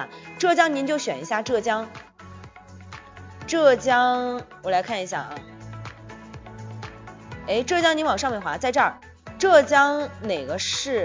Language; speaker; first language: Chinese; native; Chinese